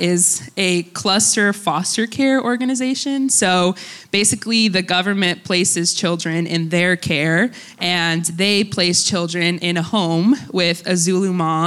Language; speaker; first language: English; early bilingual, other home language; Russian